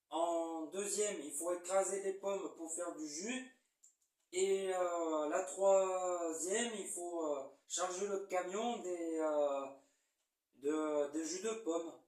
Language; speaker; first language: French; native; French